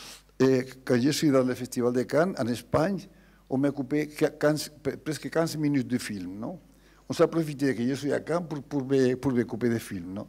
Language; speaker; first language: French; non-native, learner; Spanish